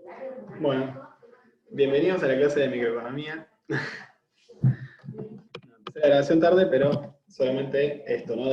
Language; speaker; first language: Spanish; native; Spanish